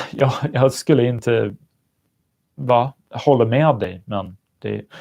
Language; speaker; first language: Swedish; non-native, learner; English